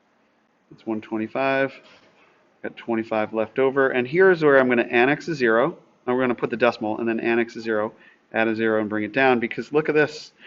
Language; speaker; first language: English; native; English